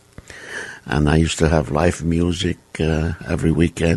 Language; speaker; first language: English; non-native, fluent; Arabic